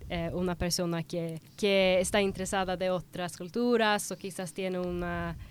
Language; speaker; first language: Spanish; non-native, learner; Swedish